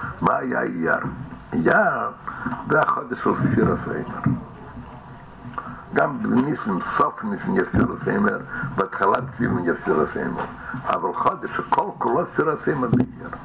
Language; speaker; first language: Hebrew; non-native, fluent; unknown